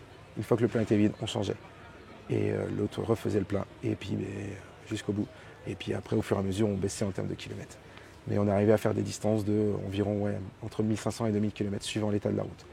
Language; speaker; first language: French; native; French